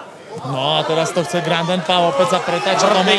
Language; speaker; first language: Slovak; native; Slovak